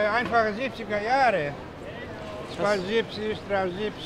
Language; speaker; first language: German; non-native, learner; Greek